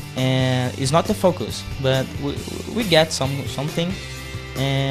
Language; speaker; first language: English; non-native, fluent; Portuguese